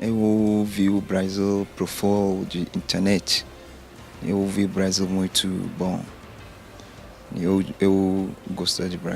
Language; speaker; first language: Portuguese; non-native, learner; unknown